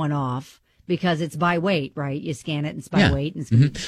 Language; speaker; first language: English; native; English